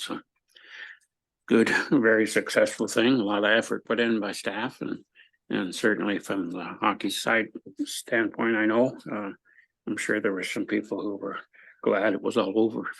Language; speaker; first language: English; native; English